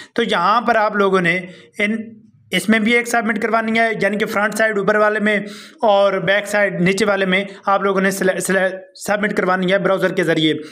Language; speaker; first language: Urdu; non-native, local second language; Punjabi